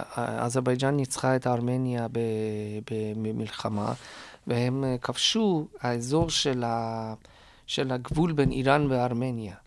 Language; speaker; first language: Hebrew; non-native, fluent; Persian